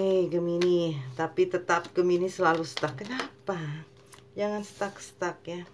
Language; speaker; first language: Indonesian; native; Indonesian